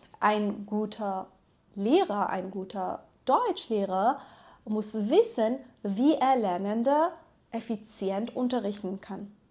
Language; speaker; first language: German; non-native, fluent; Persian